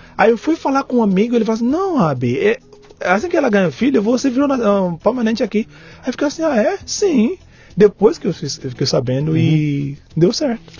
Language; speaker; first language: Portuguese; non-native, fluent; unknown